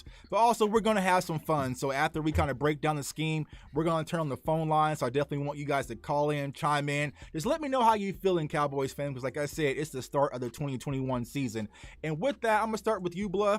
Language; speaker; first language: English; native; English